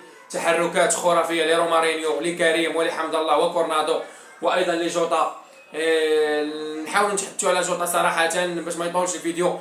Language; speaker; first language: Arabic; native; Arabic